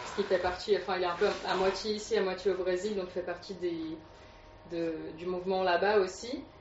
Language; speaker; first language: French; native; French